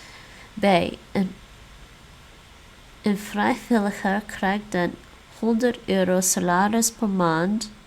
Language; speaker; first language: Dutch; non-native, learner; English